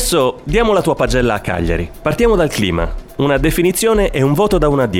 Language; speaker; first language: Italian; native; Italian